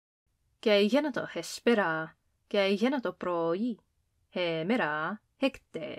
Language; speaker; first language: Greek; non-native, fluent; English